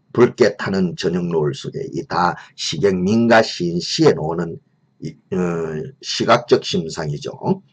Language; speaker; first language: Korean; native; Korean